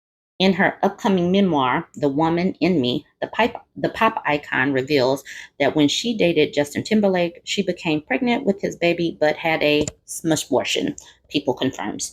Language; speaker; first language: English; native; English